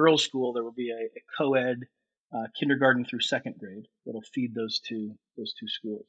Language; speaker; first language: English; native; English